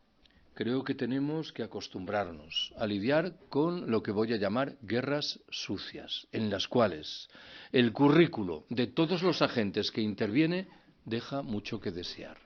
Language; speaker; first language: Spanish; native; Spanish